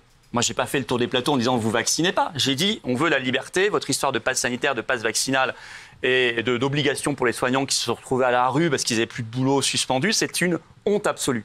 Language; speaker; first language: French; native; French